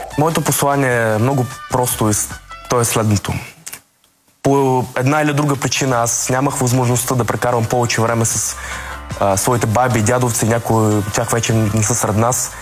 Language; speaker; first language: Bulgarian; early bilingual, other home language; Russian